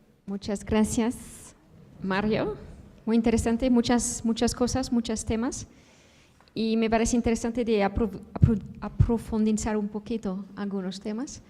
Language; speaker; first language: Spanish; non-native, fluent; Dutch